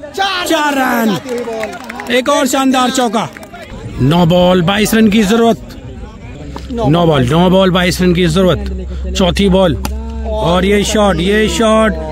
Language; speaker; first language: Hindi; native; Hindi